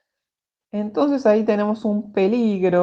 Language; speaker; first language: Spanish; native; Spanish